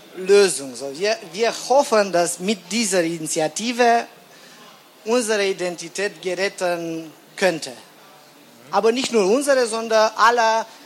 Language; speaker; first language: German; non-native, fluent; Romanian